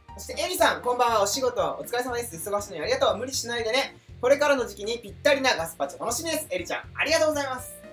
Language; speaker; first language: Japanese; native; Japanese